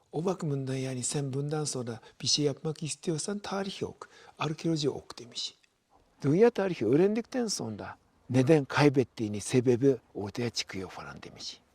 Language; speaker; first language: Turkish; non-native, fluent; Japanese